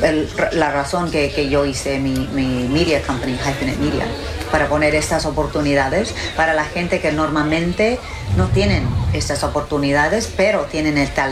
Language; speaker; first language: Spanish; early bilingual, heritage; English